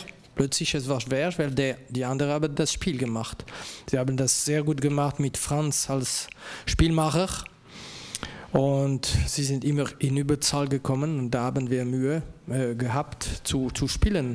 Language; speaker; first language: German; non-native, local second language; French